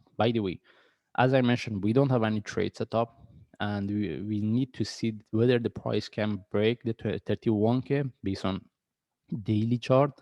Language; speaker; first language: English; non-native, fluent; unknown